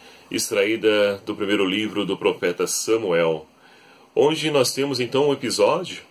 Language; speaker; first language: Portuguese; native; Portuguese